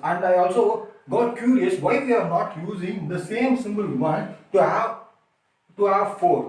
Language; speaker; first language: English; non-native, local second language; Tamil